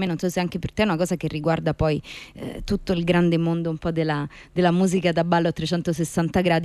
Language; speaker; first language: Italian; native; Italian